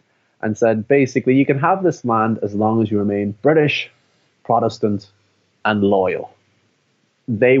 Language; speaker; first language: English; native; English